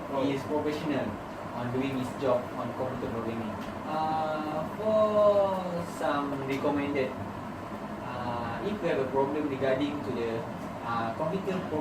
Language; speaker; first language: English; non-native, learner; Malay